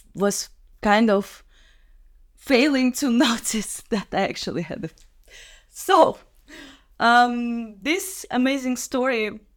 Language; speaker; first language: English; non-native, fluent; Russian